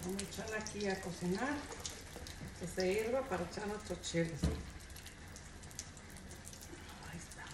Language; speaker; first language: Spanish; native; Spanish